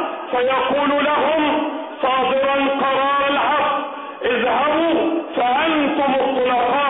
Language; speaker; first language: Arabic; native; Arabic